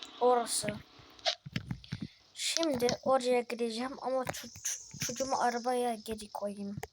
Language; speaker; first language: Turkish; early bilingual, heritage; Turkish